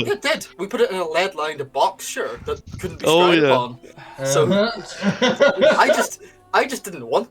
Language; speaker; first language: English; native; English